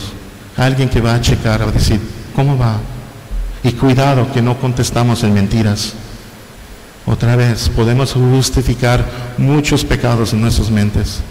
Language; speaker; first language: Spanish; non-native, fluent; English